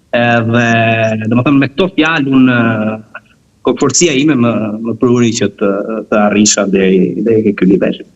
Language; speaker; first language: Albanian; early bilingual, heritage; Albanian